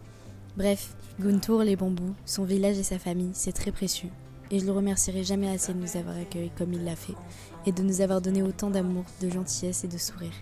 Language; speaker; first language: French; native; French